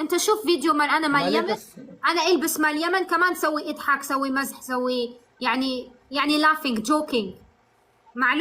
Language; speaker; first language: Arabic; non-native, learner; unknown